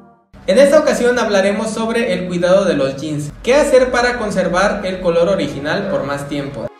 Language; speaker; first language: Spanish; native; Spanish